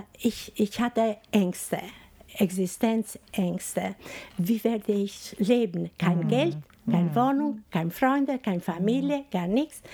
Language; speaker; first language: German; non-native, fluent; Albanian